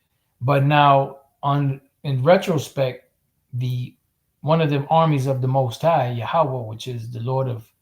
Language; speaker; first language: English; native; English